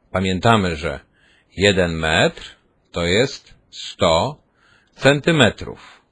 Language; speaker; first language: Polish; native; Polish